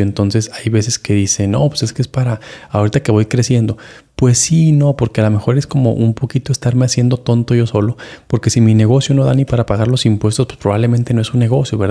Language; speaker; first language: Spanish; native; Spanish